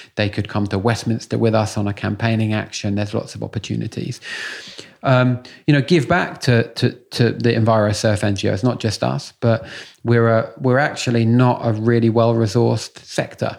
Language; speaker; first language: English; native; English